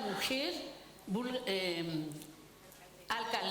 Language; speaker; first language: Spanish; native; Spanish